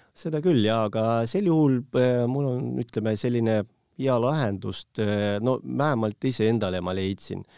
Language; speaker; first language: Estonian; non-native, local second language; Russian